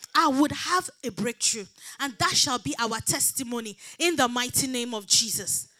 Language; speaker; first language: English; non-native, local second language; Yoruba